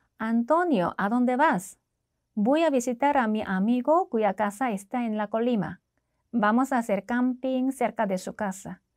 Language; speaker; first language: Spanish; non-native, fluent; Korean